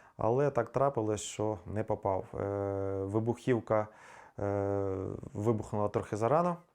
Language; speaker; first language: Ukrainian; native; Ukrainian